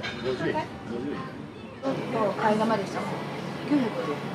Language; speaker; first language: Japanese; native; Japanese